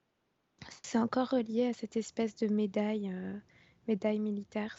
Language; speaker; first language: French; native; French